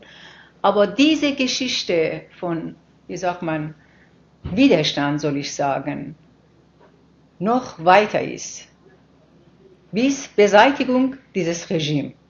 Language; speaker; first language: German; non-native, fluent; Persian